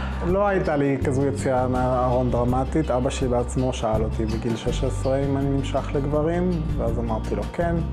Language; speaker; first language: Hebrew; non-native, local second language; Arabic